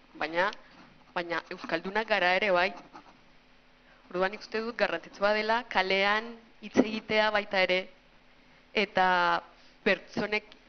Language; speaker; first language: Basque; non-native, fluent; Spanish